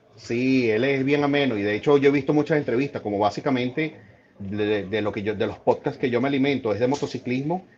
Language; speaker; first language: Spanish; native; Spanish